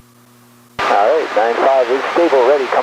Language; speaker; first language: English; native; English